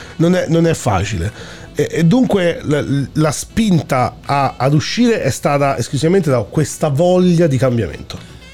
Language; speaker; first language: Italian; native; Italian